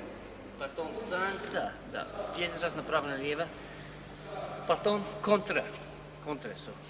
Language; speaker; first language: Russian; non-native, learner; English